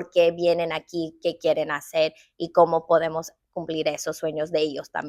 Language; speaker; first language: Spanish; early bilingual, heritage; English